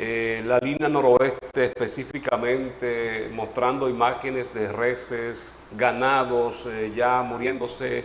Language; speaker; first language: Spanish; native; Spanish